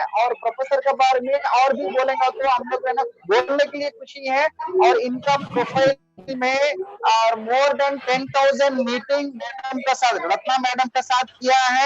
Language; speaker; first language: Hindi; non-native, local second language; Tamil